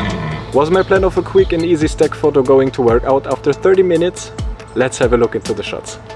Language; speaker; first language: English; non-native, fluent; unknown